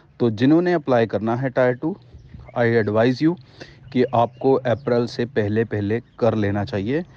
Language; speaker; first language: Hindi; non-native, local second language; Punjabi